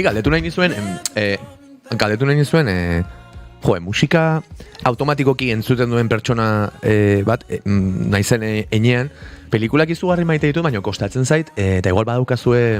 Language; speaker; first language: Basque; native; Basque